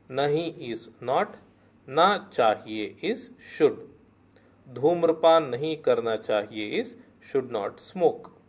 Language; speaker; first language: Hindi; native; Hindi